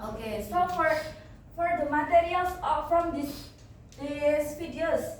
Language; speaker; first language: English; non-native, learner; Indonesian